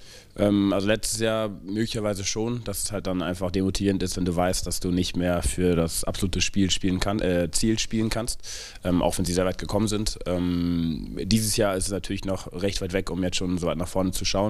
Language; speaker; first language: German; native; German